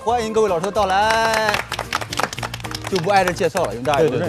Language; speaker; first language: Chinese; native; Chinese